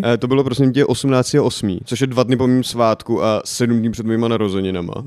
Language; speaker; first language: Czech; non-native, fluent; Urdu